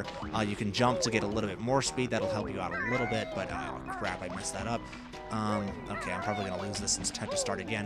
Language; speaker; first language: English; native; English